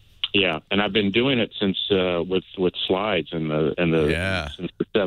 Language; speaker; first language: English; native; English